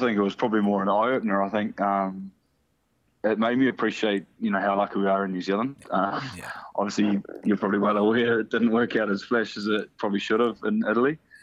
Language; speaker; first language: English; native; English